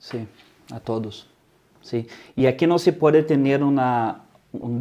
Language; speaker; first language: Spanish; non-native, fluent; Portuguese